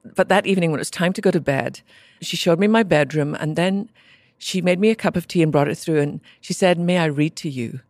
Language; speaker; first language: English; native; English